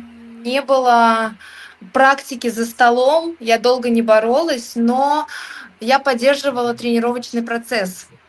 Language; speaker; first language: Russian; native; Russian